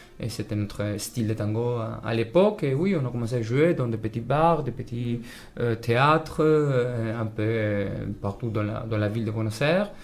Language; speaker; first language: French; non-native, fluent; Spanish